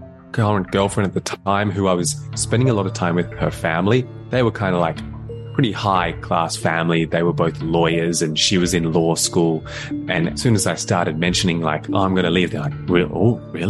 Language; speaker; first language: English; native; English